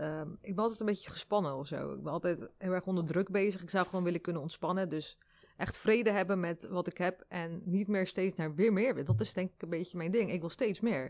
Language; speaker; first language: Dutch; early bilingual, other home language; Armenian